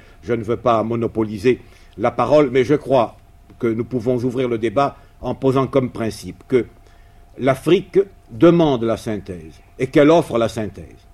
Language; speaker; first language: French; native; French